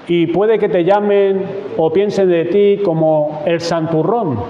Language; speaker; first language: Spanish; native; Spanish